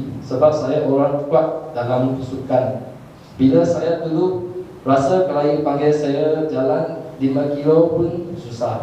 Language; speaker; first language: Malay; non-native, local second language; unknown